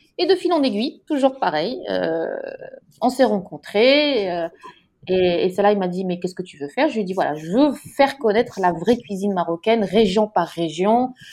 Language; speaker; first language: French; non-native, local second language; Arabic